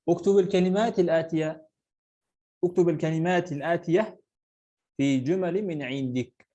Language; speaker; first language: Arabic; non-native, fluent; Kazakh